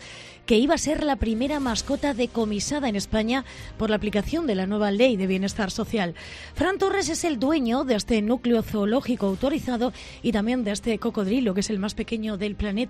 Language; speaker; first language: Spanish; native; Spanish